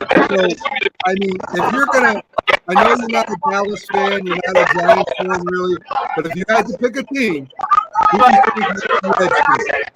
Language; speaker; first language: English; native; English